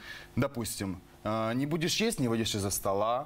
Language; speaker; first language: Russian; native; Russian